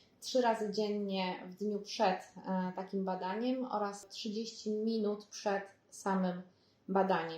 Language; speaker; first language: Polish; native; Polish